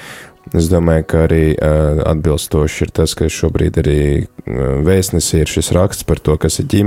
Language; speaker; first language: Latvian; native; Latvian